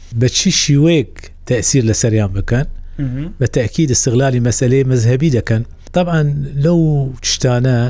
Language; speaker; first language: Central Kurdish; non-native, local second language; Southern Kurdish